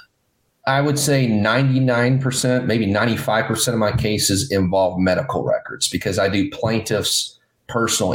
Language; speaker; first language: English; native; English